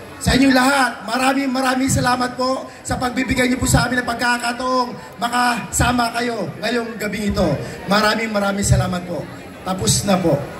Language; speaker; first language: Filipino; native; Filipino